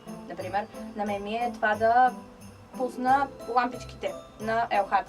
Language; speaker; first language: Bulgarian; native; Bulgarian